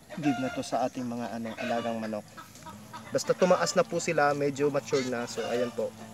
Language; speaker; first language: Filipino; non-native, local second language; Bikol